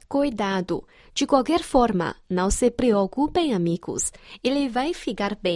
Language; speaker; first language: Portuguese; non-native, fluent; Chinese